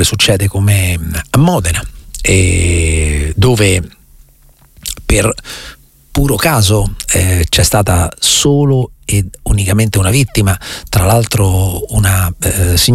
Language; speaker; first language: Italian; native; Italian